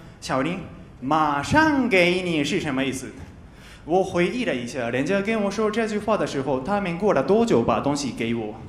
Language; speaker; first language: Chinese; non-native, fluent; Japanese